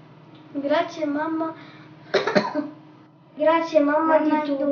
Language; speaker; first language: Italian; early bilingual, other home language; Russian